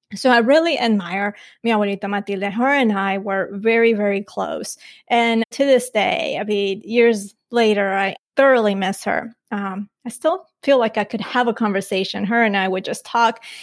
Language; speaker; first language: English; early bilingual, other home language; Spanish